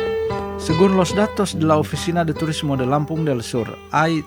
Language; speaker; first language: Spanish; non-native, fluent; Indonesian